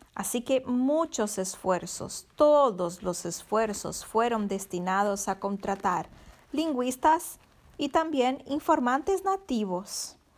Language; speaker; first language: Spanish; non-native, fluent; Portuguese